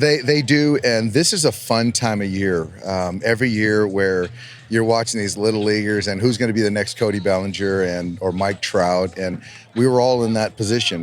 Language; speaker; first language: English; native; English